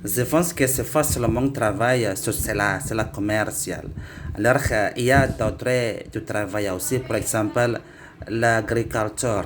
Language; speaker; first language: French; non-native, learner; Indonesian